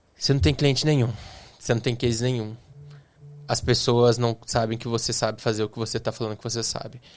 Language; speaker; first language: Portuguese; native; Portuguese